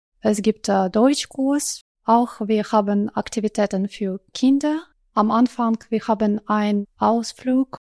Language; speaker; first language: German; non-native, learner; Russian